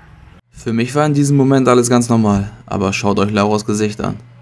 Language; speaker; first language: German; native; German